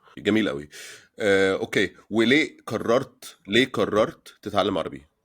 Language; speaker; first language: Egyptian Arabic; native; Egyptian Arabic